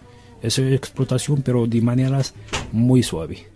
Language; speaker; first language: Spanish; non-native, learner; Arabic